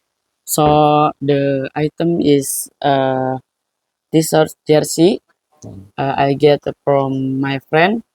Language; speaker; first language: English; non-native, learner; Indonesian